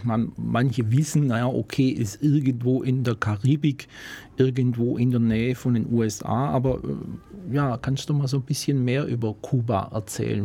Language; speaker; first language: German; native; German